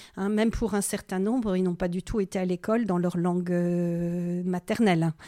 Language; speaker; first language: French; native; French